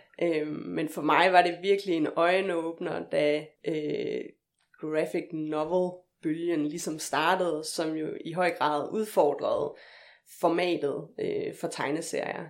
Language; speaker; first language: Danish; native; Danish